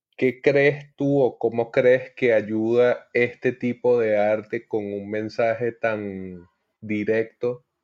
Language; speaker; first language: Spanish; native; Spanish